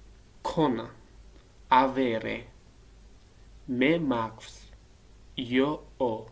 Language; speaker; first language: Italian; non-native, learner; Georgian